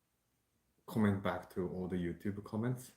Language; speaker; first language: English; non-native, fluent; Japanese